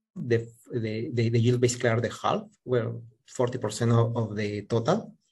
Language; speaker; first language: English; non-native, fluent; Spanish